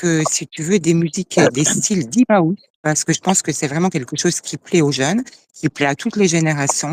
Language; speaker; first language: French; native; French